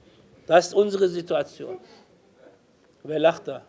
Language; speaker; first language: German; non-native, fluent; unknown